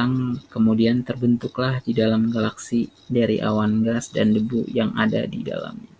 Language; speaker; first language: Indonesian; native; Indonesian